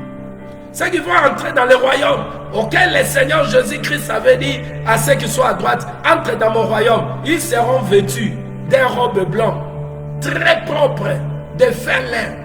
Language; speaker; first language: French; non-native, local second language; Lingala